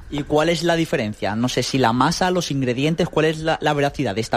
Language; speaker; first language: Spanish; native; Spanish